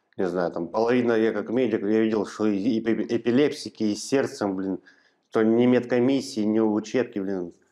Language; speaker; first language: Russian; native; Russian